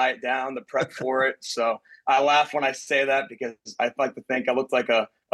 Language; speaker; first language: English; native; English